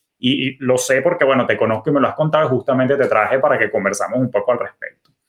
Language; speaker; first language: Spanish; native; Spanish